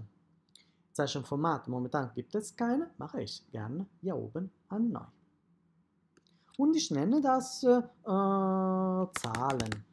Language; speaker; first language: German; non-native, fluent; Italian